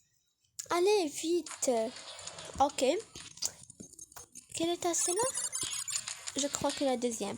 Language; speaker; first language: French; non-native, learner; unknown